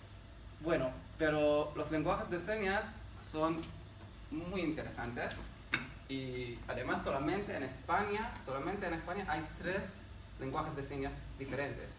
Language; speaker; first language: Spanish; non-native, learner; Hebrew